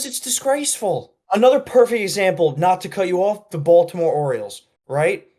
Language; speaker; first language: English; native; English